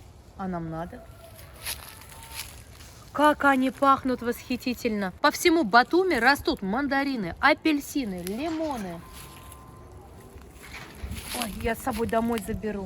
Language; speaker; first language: Russian; native; Russian